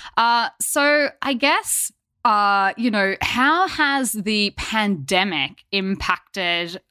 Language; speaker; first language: English; native; English